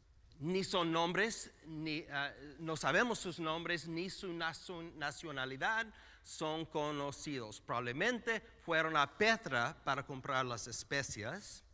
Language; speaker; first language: Spanish; non-native, fluent; English